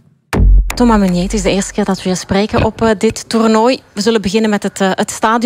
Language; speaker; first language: Dutch; native; Dutch